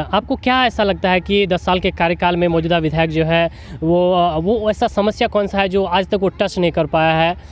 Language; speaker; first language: Hindi; native; Hindi